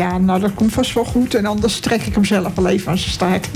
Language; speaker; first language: Dutch; native; Dutch